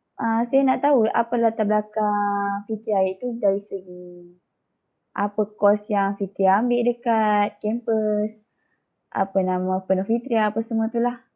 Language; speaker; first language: Malay; native; Malay